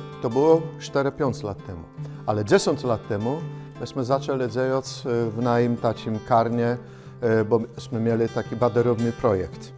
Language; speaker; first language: Polish; non-native, local second language; Kashubian